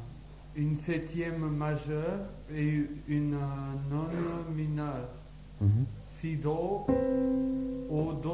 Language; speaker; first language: French; non-native, learner; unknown